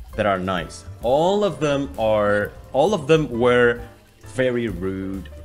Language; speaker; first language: English; non-native, fluent; Indonesian